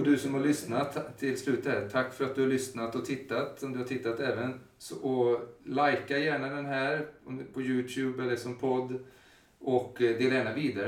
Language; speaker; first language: Swedish; native; Swedish